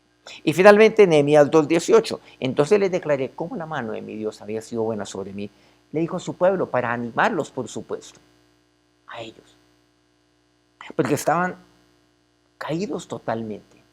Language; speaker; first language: Spanish; native; Spanish